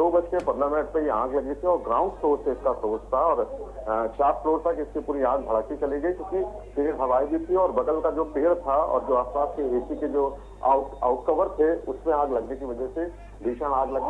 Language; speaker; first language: Hindi; native; Hindi